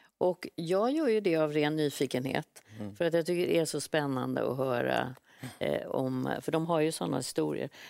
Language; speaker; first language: Swedish; native; Swedish